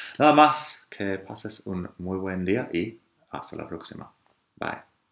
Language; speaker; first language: Spanish; non-native, fluent; English